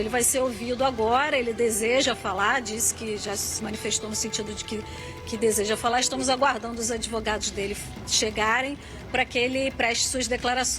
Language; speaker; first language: Portuguese; native; Portuguese